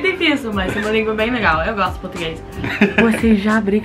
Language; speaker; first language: Portuguese; non-native, learner; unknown